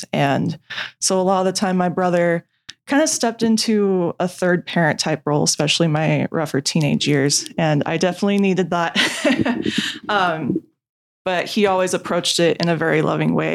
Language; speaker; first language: English; native; English